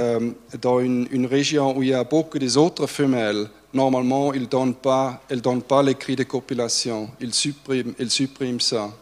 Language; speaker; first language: French; non-native, fluent; German